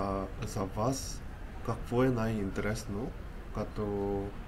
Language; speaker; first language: Bulgarian; non-native, learner; Korean